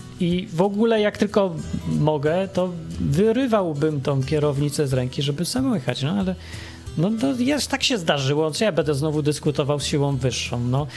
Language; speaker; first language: Polish; native; Polish